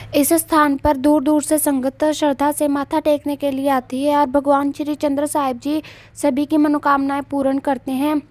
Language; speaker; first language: Hindi; non-native, local second language; Punjabi